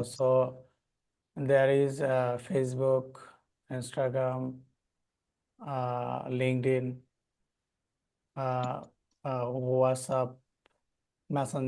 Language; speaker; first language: English; non-native, learner; Bangla